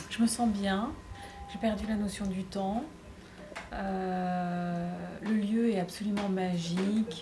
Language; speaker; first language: French; native; French